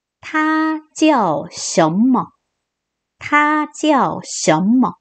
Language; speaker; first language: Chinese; non-native, fluent; Korean